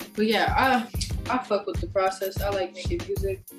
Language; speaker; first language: English; native; English